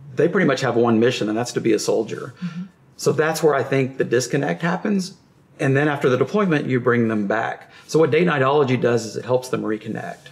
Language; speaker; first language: English; native; English